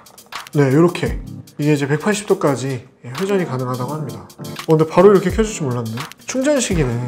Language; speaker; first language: Korean; native; Korean